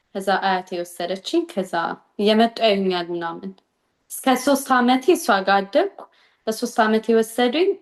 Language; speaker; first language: Amharic; native; Amharic